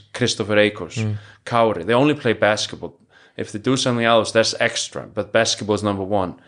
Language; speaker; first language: English; non-native, fluent; Icelandic